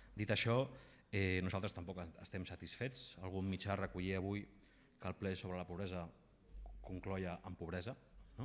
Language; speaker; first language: Catalan; non-native, local second language; Spanish